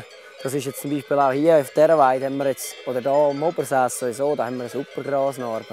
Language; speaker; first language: German; native; German